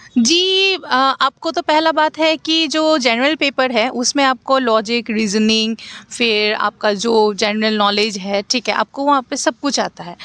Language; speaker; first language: Hindi; non-native, local second language; Assamese